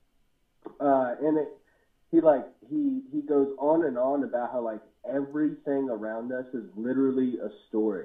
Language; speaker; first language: English; native; English